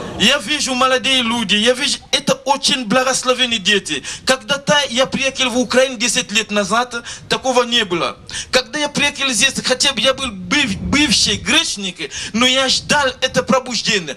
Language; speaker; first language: Russian; non-native, learner; Lingala